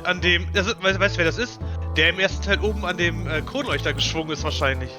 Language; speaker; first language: German; native; German